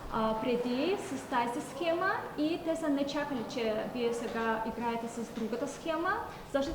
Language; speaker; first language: Bulgarian; non-native, learner; Azerbaijani